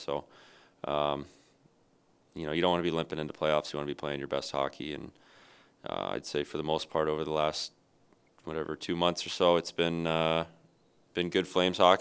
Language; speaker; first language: English; native; English